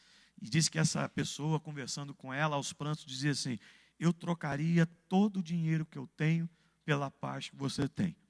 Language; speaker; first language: Portuguese; native; Portuguese